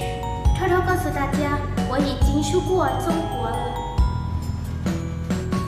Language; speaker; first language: Chinese; non-native, fluent; Thai